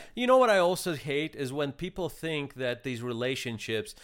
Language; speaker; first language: English; early bilingual, other home language; Russian